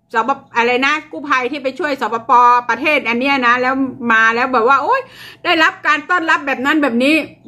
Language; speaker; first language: Thai; native; Thai